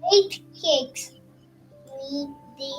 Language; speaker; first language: English; non-native, learner; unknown